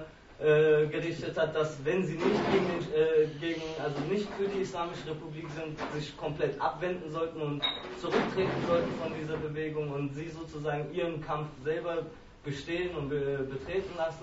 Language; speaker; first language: German; native; German